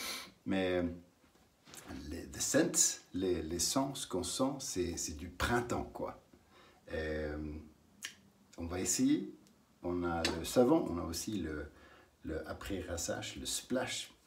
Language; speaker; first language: French; non-native, learner; English